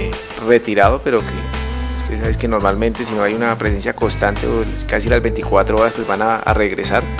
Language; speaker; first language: Spanish; native; Spanish